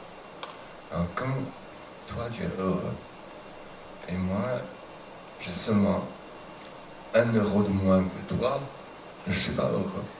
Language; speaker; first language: French; non-native, fluent; Chinese